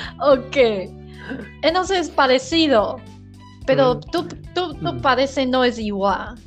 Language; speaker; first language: Spanish; non-native, learner; Chinese